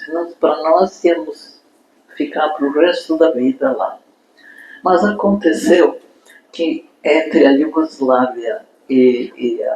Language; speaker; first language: Portuguese; non-native, fluent; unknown